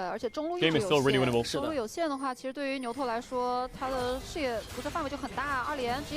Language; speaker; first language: Chinese; native; Chinese